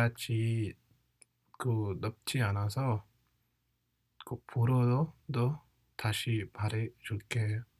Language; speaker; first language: Korean; non-native, fluent; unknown